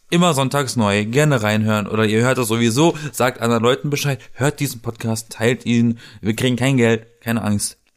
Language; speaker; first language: German; native; German